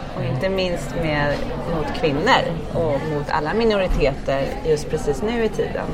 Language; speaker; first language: Swedish; early bilingual, heritage; Swedish